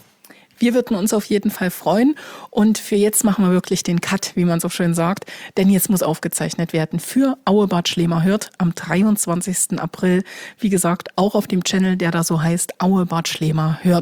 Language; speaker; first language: German; native; German